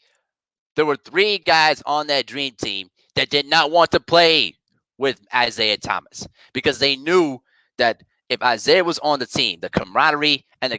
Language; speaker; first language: English; native; English